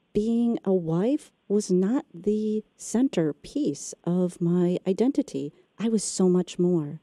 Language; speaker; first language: English; native; English